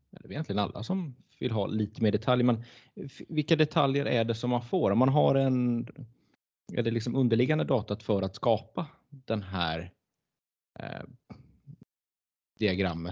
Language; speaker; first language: Swedish; native; Swedish